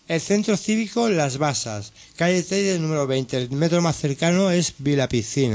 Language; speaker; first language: Spanish; native; Spanish